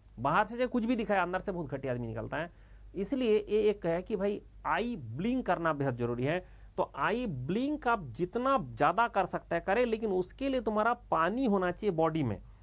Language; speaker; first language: Hindi; non-native, local second language; Bangla